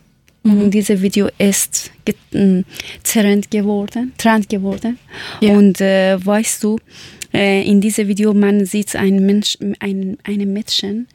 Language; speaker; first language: German; non-native, learner; Persian